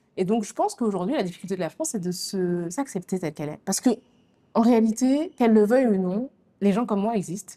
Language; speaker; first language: French; native; French